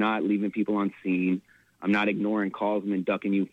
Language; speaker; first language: English; native; English